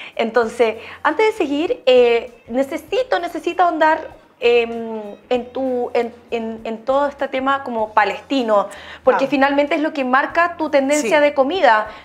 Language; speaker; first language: Spanish; native; Spanish